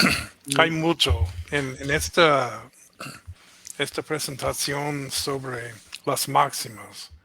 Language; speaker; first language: Spanish; non-native, fluent; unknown